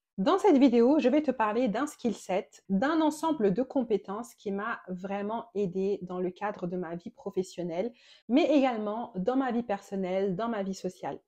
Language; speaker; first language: French; native; French